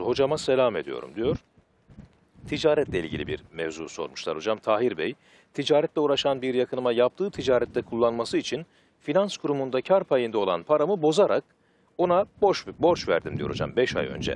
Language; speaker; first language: Turkish; native; Turkish